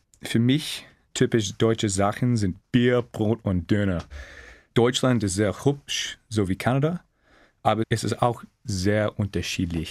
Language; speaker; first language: German; non-native, learner; English